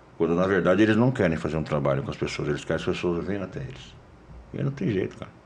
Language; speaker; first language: Portuguese; native; Portuguese